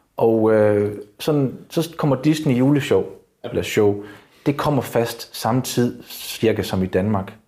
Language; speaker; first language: Danish; native; Danish